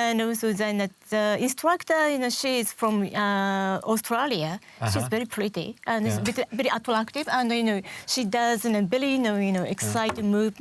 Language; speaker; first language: English; non-native, learner; Japanese